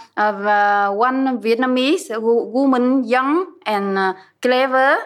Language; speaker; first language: English; non-native, learner; Vietnamese